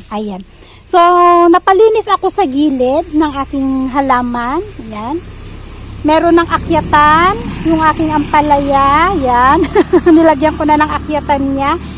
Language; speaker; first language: Filipino; non-native, local second language; Iloko